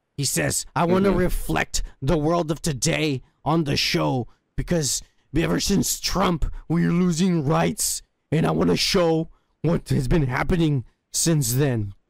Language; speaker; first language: English; early bilingual, other home language; Spanish